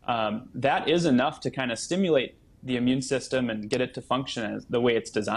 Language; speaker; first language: English; native; English